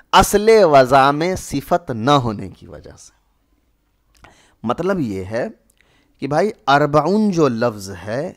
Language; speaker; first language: Hindi; native; Hindi